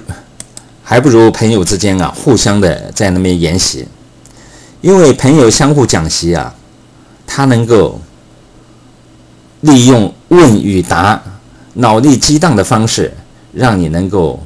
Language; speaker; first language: Chinese; native; Chinese